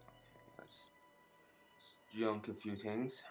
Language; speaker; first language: English; native; English